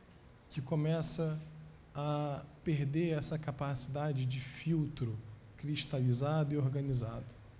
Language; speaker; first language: Portuguese; native; Portuguese